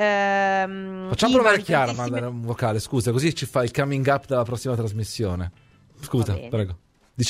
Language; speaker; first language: Italian; native; Italian